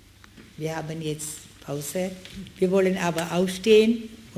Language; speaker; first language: German; non-native, fluent; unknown